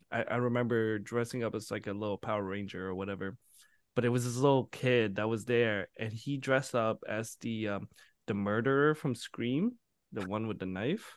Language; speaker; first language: English; early bilingual, other home language; Vietnamese